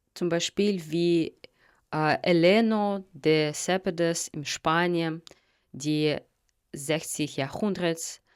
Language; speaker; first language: German; non-native, fluent; Russian